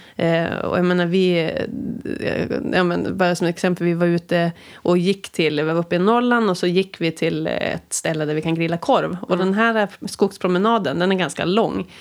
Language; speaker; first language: Swedish; native; Swedish